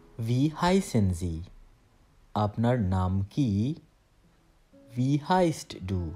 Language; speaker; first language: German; non-native, fluent; Bangla